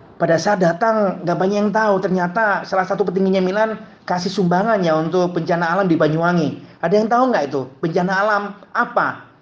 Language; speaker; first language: Indonesian; native; Indonesian